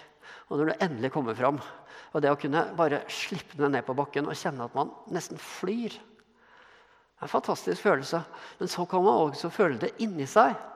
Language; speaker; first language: Norwegian; native; Norwegian